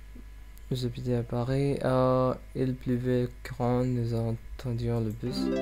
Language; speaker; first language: French; non-native, learner; English